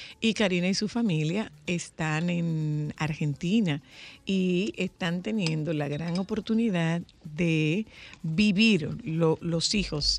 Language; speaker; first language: Spanish; native; Spanish